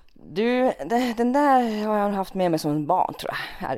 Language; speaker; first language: Swedish; early bilingual, other home language; Finnish